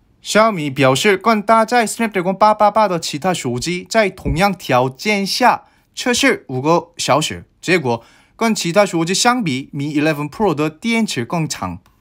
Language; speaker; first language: Chinese; non-native, fluent; Korean